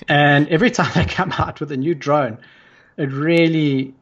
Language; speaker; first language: English; native; English